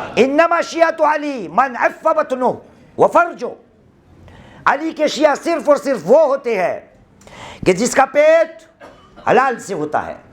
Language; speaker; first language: Urdu; non-native, local second language; Gujarati